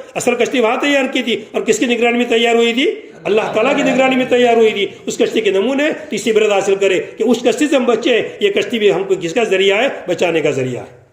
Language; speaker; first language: Urdu; non-native, local second language; Gujarati